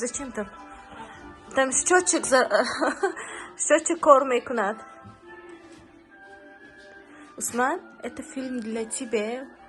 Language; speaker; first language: Russian; non-native, local second language; Tajik